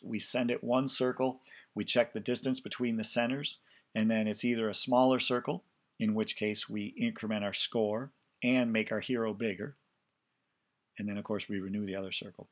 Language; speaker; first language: English; native; English